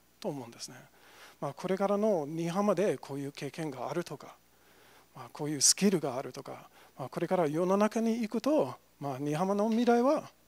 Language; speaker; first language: Japanese; non-native, fluent; English